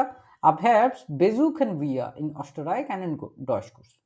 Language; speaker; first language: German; non-native, fluent; Bangla